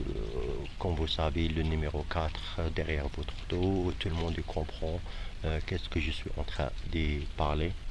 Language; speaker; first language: French; non-native, fluent; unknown